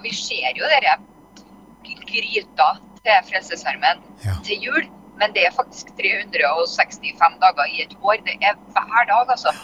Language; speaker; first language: Norwegian; native; Norwegian